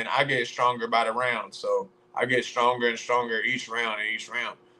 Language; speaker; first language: English; native; English